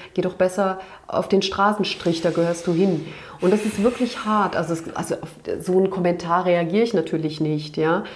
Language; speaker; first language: German; early bilingual, other home language; Turkish